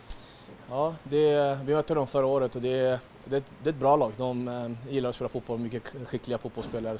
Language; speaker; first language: Swedish; native; Swedish